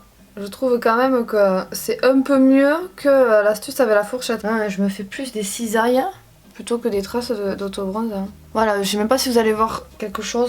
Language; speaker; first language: French; native; French